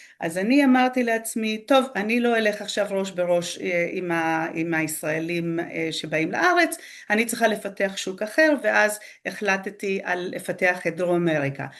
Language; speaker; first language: Hebrew; early bilingual, other home language; Spanish